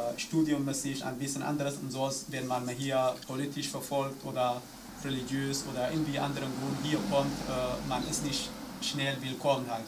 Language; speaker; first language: German; non-native, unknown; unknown